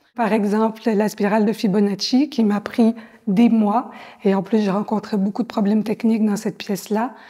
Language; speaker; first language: French; native; French